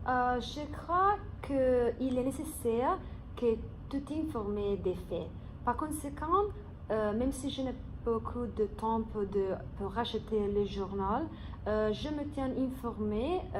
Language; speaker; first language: French; non-native, fluent; English